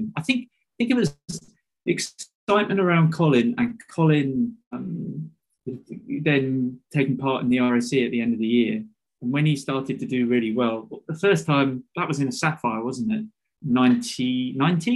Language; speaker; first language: English; native; English